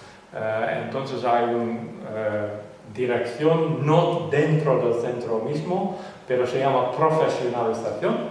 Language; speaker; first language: Spanish; non-native, fluent; Dutch